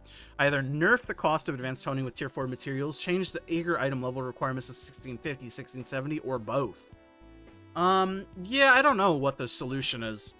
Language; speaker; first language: English; native; English